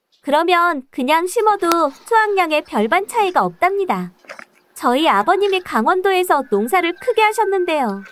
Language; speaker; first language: Korean; native; Korean